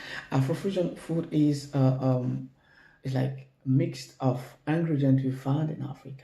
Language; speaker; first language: English; non-native, learner; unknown